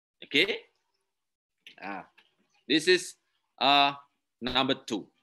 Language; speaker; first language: English; non-native, learner; Indonesian